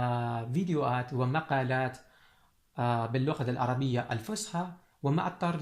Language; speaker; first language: Arabic; non-native, fluent; Persian